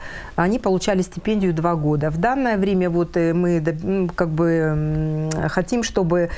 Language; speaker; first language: Russian; native; Russian